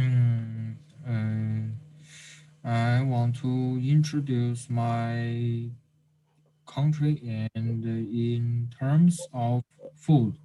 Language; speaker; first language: English; non-native, learner; Chinese